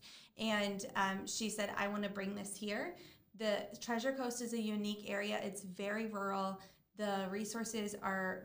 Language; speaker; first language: English; native; English